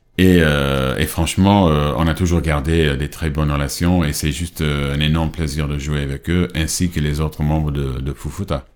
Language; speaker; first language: French; non-native, fluent; English